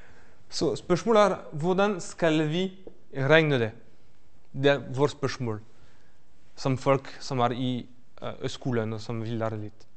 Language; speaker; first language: Norwegian; non-native, fluent; French